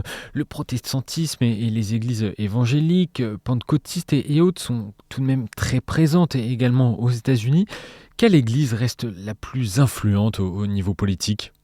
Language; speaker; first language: French; native; French